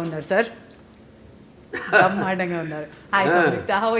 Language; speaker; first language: Telugu; native; Telugu